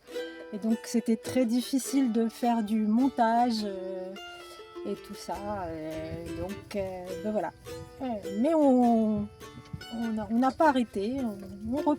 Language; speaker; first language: French; native; French